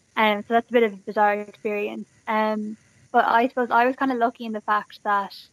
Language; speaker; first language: English; native; English